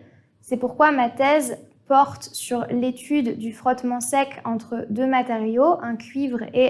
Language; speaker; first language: French; native; French